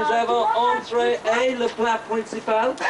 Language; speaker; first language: French; non-native, learner; English